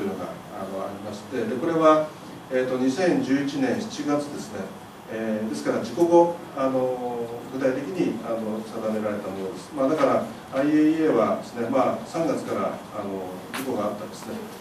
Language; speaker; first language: Japanese; native; Japanese